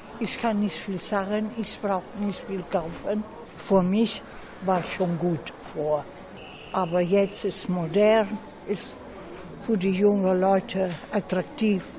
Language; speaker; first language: German; non-native, learner; Italian